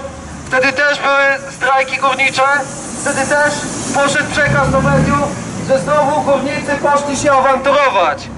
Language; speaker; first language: Polish; native; Polish